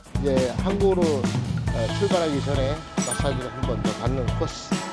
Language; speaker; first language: Korean; native; Korean